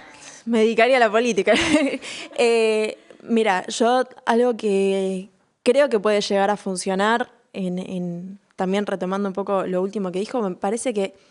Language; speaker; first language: Spanish; native; Spanish